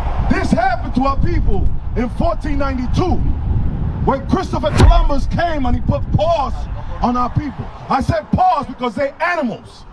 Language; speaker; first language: English; early bilingual, other home language; Spanish